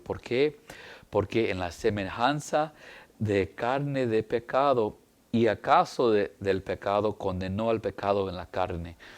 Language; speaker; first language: Spanish; early bilingual, heritage; English